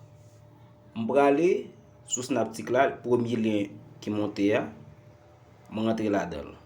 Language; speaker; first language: French; non-native, learner; Haitian Creole